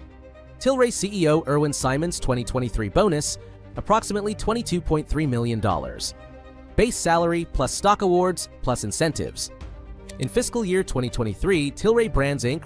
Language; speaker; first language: English; native; English